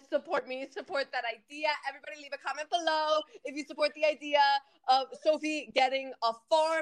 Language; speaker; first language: English; native; English